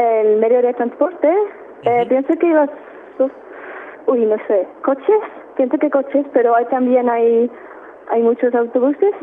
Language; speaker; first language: Spanish; non-native, learner; English